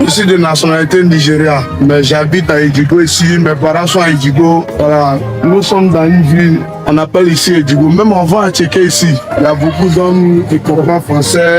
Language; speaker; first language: French; non-native, fluent; Yoruba